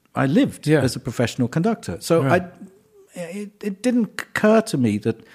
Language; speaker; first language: English; native; English